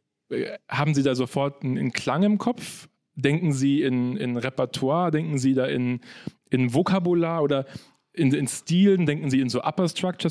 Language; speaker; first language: German; native; German